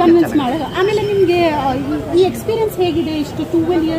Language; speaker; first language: Kannada; non-native, local second language; Hindi